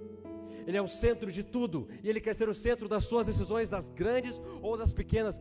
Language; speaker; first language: Portuguese; native; Portuguese